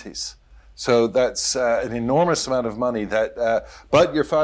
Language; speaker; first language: English; native; English